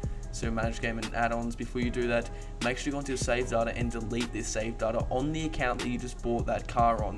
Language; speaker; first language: English; native; English